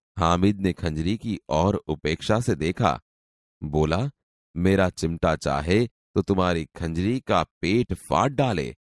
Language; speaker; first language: Hindi; non-native, local second language; Gujarati